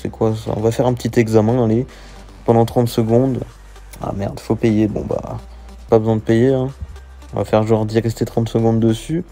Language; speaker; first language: French; native; French